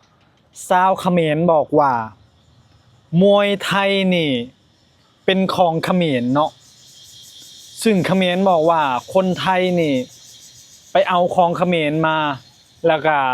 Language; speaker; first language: Thai; non-native, local second language; Lao